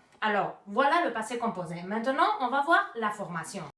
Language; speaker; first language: French; non-native, fluent; Basque